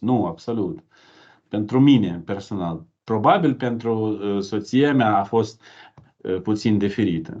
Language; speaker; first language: Romanian; non-native, learner; Ukrainian